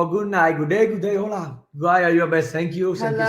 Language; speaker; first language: English; non-native, learner; Spanish